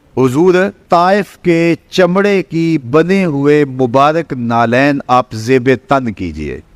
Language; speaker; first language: Urdu; non-native, local second language; Punjabi